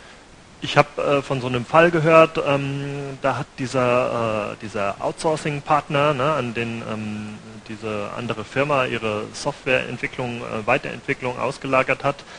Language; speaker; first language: German; native; German